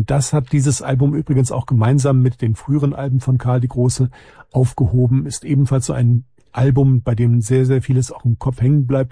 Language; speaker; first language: German; native; German